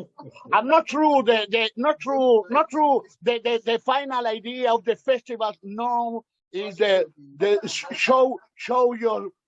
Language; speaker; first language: English; non-native, learner; Spanish